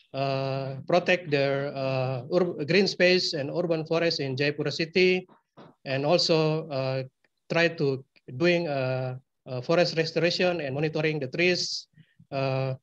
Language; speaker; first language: English; non-native, fluent; Indonesian